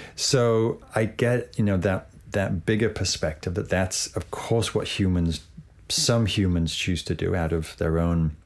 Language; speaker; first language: English; native; English